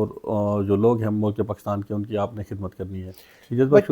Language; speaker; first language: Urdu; non-native, local second language; Punjabi